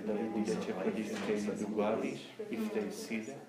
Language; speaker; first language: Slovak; non-native, learner; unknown